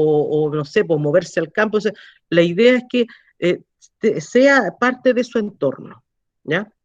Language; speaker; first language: Spanish; native; Spanish